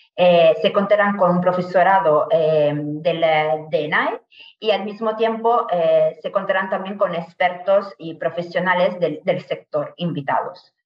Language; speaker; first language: Spanish; non-native, fluent; Italian